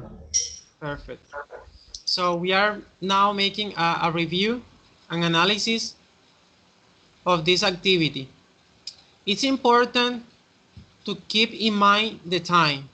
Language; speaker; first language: English; non-native, fluent; Spanish